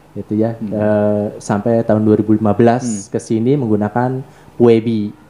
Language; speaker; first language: Indonesian; native; Indonesian